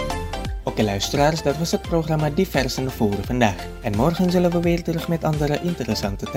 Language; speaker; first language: Dutch; non-native, fluent; Indonesian